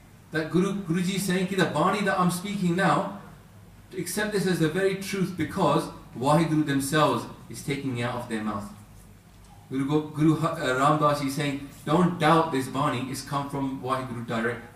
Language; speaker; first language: English; native; English